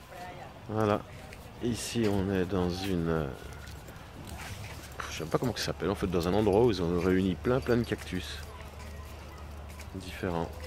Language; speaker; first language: French; native; French